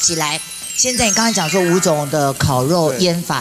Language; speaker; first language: Chinese; native; Chinese